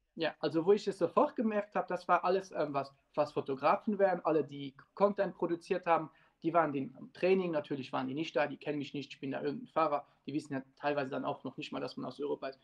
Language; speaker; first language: German; non-native, local second language; Luxembourgish